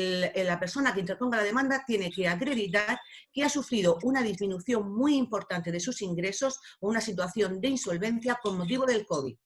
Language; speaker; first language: Spanish; native; Spanish